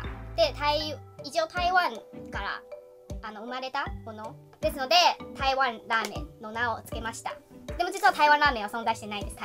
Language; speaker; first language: Japanese; non-native, learner; Chinese